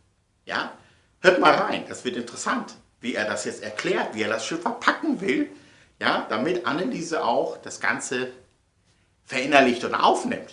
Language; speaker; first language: German; native; German